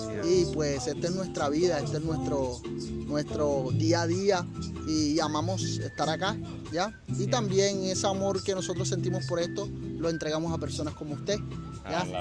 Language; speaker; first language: Spanish; native; Spanish